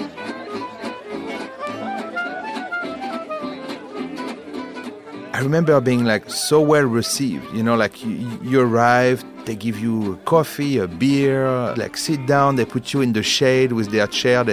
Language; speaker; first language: English; non-native, fluent; French